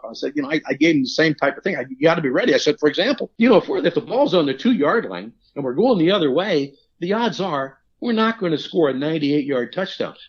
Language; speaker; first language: English; native; English